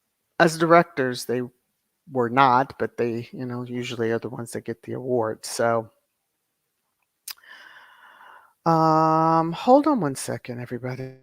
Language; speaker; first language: English; native; English